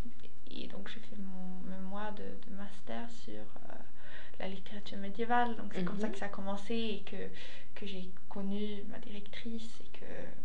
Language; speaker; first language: French; non-native, fluent; Swedish